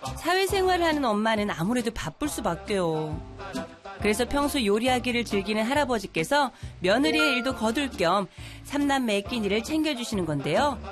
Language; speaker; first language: Korean; native; Korean